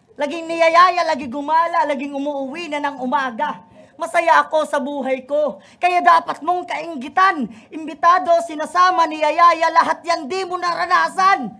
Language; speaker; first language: Filipino; non-native, local second language; Waray